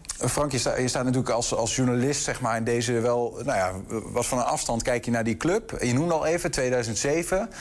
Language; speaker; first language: Dutch; native; Dutch